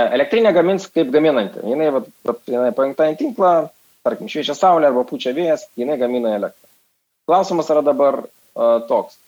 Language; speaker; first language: Lithuanian; non-native, local second language; Russian